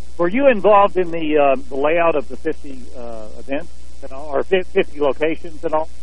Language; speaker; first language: English; native; English